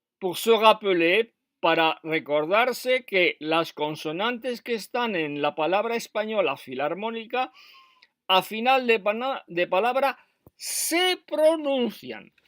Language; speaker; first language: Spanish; non-native, fluent; French